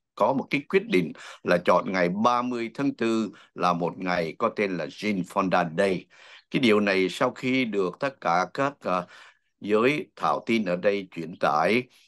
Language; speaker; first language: Vietnamese; native; Vietnamese